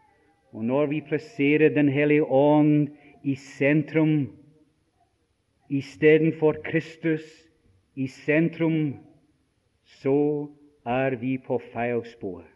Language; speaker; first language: Norwegian; non-native, fluent; English